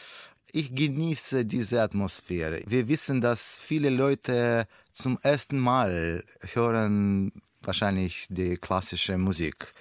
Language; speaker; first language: German; non-native, learner; Russian